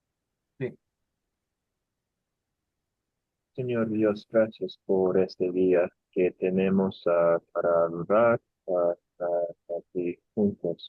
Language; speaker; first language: Spanish; non-native, fluent; English